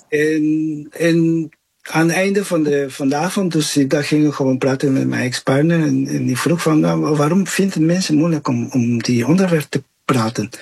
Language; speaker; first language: Dutch; non-native, fluent; Spanish